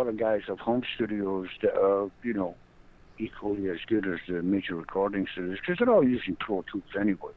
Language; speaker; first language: English; native; English